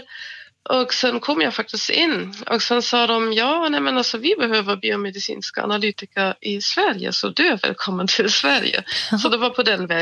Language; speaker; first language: Swedish; non-native, fluent; German